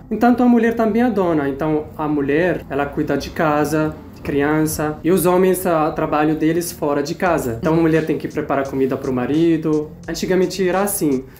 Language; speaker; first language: Portuguese; non-native, fluent; Arabic